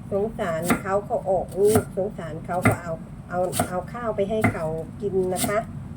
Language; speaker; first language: Thai; non-native, local second language; Northern Khmer